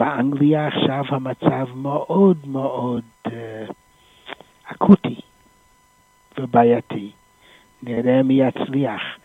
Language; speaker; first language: Hebrew; non-native, fluent; English